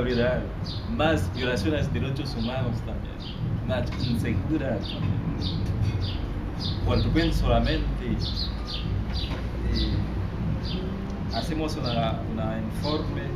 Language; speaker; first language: Spanish; non-native, learner; Haitian Creole